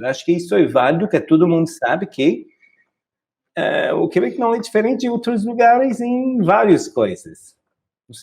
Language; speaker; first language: Portuguese; non-native, fluent; French